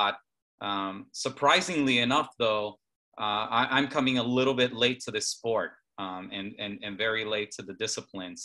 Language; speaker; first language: English; native; English